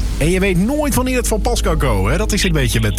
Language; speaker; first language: Dutch; native; Dutch